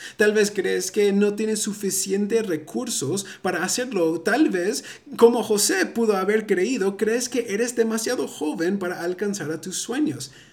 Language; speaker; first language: Spanish; early bilingual, heritage; Spanish